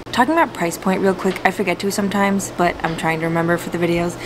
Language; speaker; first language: English; native; English